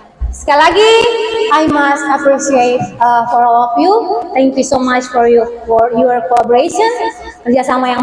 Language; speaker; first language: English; non-native, fluent; Indonesian